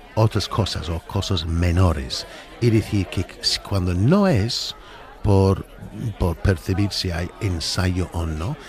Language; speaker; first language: Spanish; non-native, fluent; English